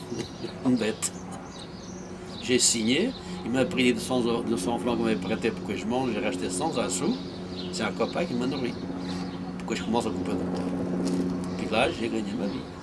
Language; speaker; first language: French; non-native, fluent; Portuguese